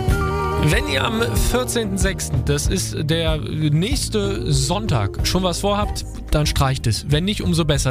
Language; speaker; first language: German; native; German